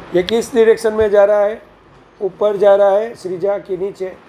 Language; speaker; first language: Hindi; non-native, local second language; Gujarati